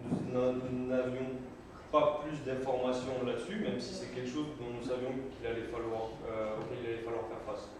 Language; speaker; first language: French; native; French